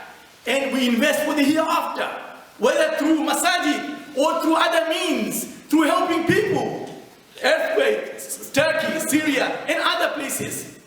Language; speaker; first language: English; non-native, fluent; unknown